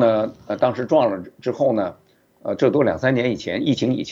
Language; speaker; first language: Chinese; native; Chinese